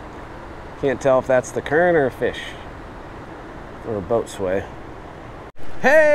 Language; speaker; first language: English; native; English